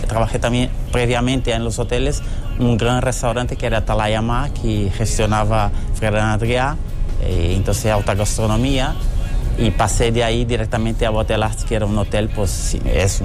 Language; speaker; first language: Spanish; non-native, fluent; Portuguese